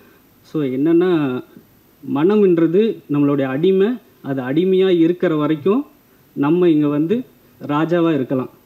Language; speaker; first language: Tamil; native; Tamil